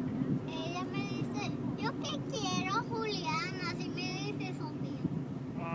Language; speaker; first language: Spanish; early bilingual, heritage; Spanish